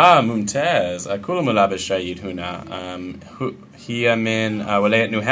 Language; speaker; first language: Arabic; non-native, learner; English